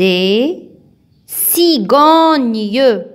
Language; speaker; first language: French; non-native, local second language; Arabic